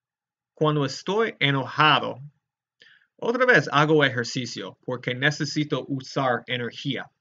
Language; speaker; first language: Spanish; non-native, fluent; English